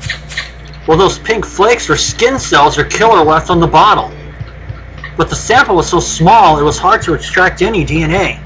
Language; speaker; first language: English; native; English